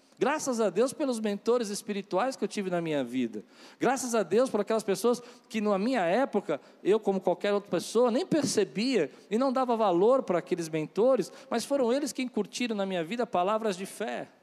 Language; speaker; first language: Portuguese; native; Portuguese